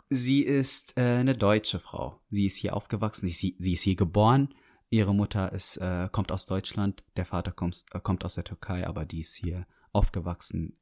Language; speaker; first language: German; non-native, fluent; Arabic